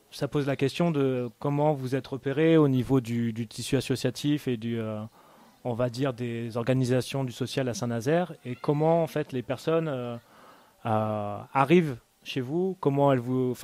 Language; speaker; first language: French; native; French